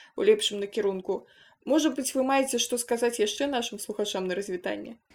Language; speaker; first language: Belarusian; non-native, local second language; Russian